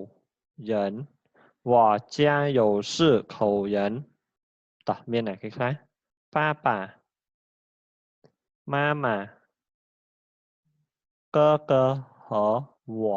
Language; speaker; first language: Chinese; non-native, fluent; Khmer